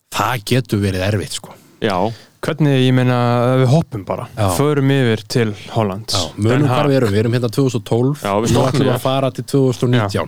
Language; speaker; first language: Icelandic; native; Icelandic